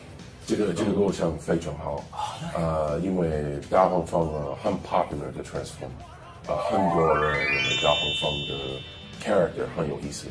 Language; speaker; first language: Chinese; non-native, learner; English